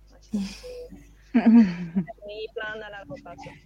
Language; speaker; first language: Spanish; non-native, fluent; Russian